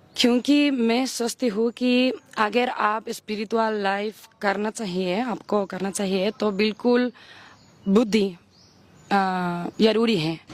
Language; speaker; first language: Hindi; non-native, learner; Spanish